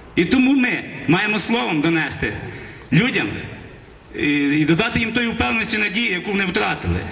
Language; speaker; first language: Ukrainian; native; Ukrainian